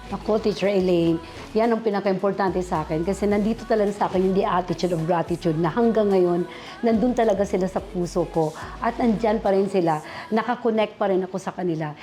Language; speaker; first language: Filipino; non-native, local second language; Cebuano